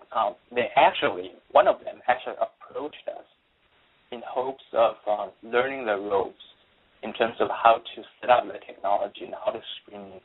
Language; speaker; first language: English; non-native, fluent; Chinese